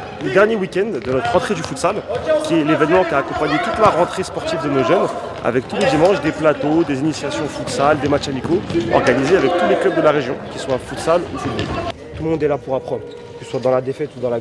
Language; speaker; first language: French; native; French